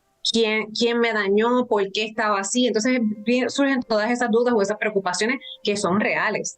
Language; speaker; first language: Spanish; native; Spanish